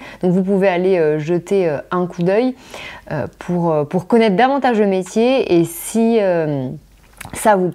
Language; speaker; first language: French; native; French